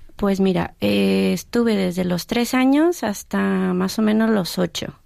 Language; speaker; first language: Spanish; early bilingual, heritage; Spanish